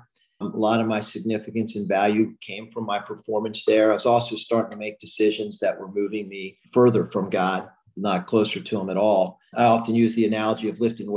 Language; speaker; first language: English; native; English